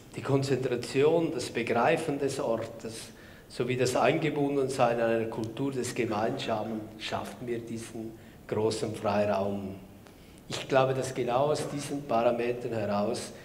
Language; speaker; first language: German; non-native, local second language; Romansh